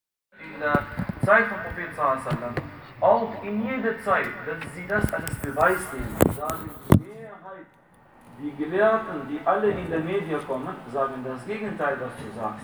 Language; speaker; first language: German; non-native, fluent; Arabic